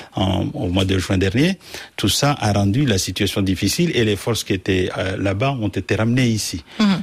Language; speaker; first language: French; non-native, local second language; Comorian